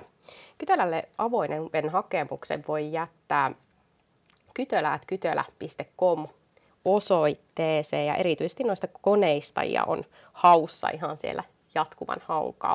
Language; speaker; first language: Finnish; native; Finnish